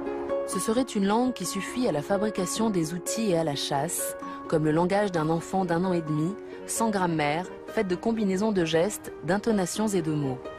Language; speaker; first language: French; native; French